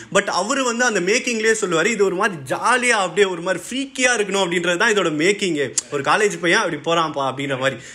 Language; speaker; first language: Tamil; native; Tamil